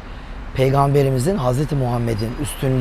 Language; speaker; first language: Turkish; native; Turkish